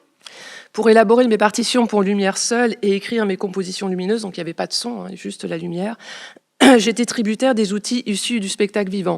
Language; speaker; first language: French; native; French